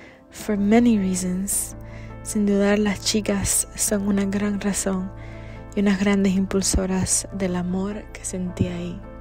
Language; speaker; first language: Spanish; native; Spanish